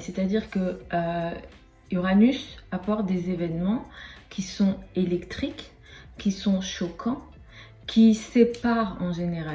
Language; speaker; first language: French; native; French